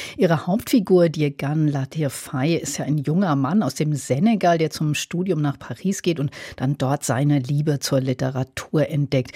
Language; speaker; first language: German; native; German